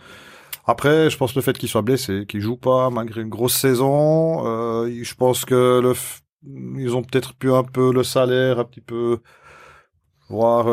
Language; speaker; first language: French; native; French